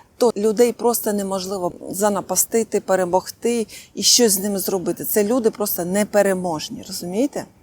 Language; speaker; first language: Ukrainian; non-native, local second language; Russian